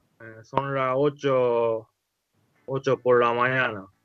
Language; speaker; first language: Spanish; non-native, learner; Japanese